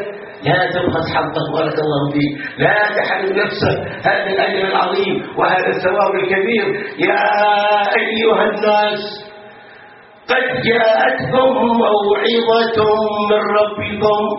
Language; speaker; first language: Arabic; native; Arabic